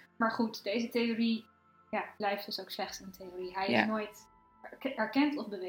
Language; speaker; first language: Dutch; native; Dutch